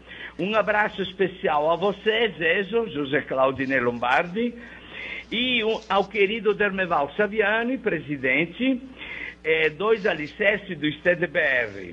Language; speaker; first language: Portuguese; non-native, fluent; Italian